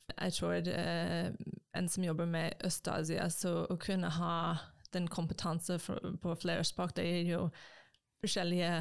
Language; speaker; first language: Norwegian; non-native, fluent; English